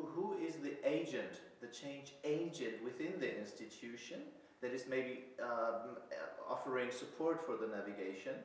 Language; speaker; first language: English; non-native, fluent; German